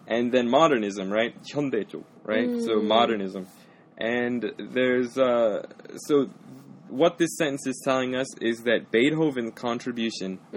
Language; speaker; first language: English; native; English